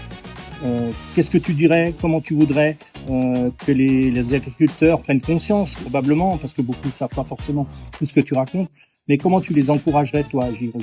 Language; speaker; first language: French; native; French